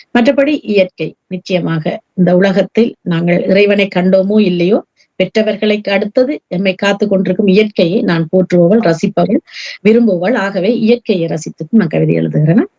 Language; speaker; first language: Tamil; early bilingual, heritage; Tamil